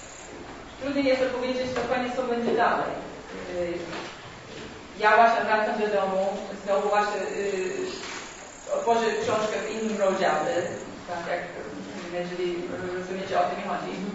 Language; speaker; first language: Polish; non-native, learner; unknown